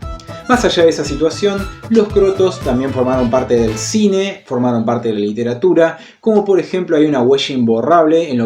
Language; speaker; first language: Spanish; native; Spanish